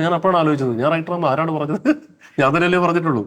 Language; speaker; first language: Malayalam; native; Malayalam